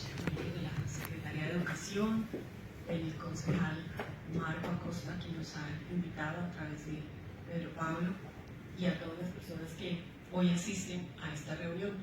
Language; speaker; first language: Spanish; native; Spanish